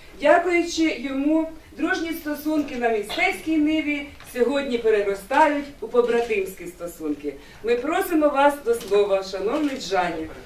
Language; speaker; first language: Ukrainian; native; Ukrainian